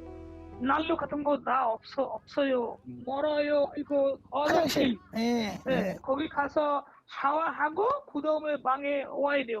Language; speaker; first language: Korean; non-native, learner; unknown